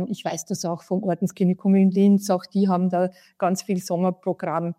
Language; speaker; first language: German; native; German